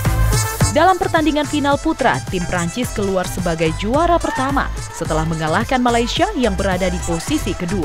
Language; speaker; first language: Indonesian; native; Indonesian